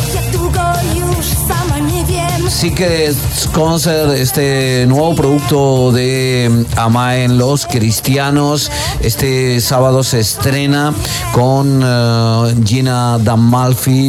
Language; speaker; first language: Spanish; native; Spanish